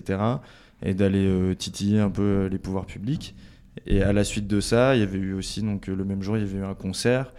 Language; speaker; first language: French; native; French